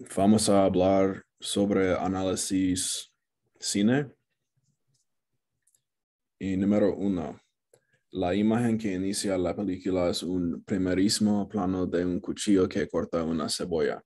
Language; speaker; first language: Spanish; non-native, learner; English